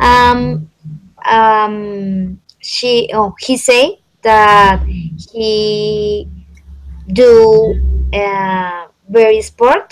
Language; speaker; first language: English; non-native, learner; Spanish